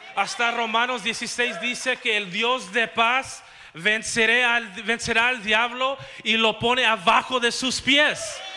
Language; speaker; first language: Spanish; early bilingual, heritage; Spanish